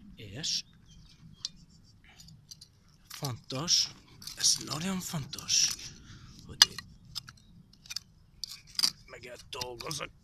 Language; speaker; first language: Hungarian; non-native, learner; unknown